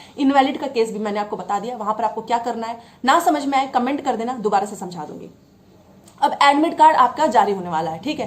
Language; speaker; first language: Hindi; native; Hindi